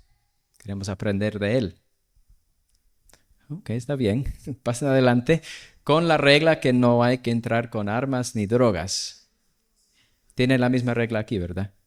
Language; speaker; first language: Spanish; non-native, fluent; English